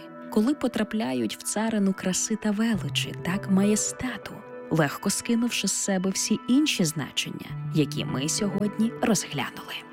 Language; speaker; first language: Ukrainian; native; Ukrainian